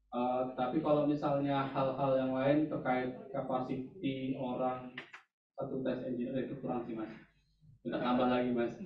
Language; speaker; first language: Indonesian; native; Indonesian